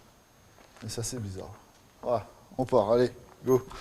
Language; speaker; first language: French; native; French